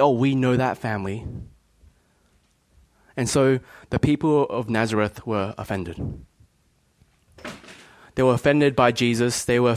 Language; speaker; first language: English; native; English